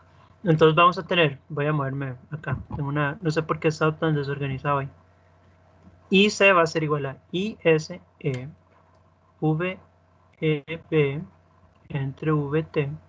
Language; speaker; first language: Spanish; native; Spanish